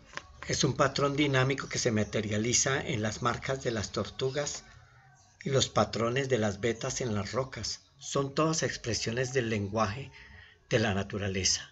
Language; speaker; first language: Spanish; native; Spanish